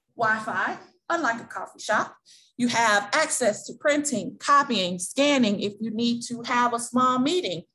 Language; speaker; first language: English; native; English